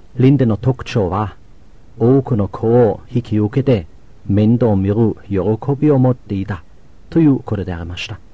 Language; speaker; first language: Japanese; non-native, fluent; German